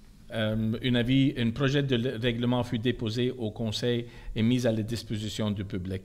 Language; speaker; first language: French; non-native, local second language; English